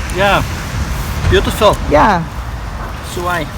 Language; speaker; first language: English; non-native, learner; Dutch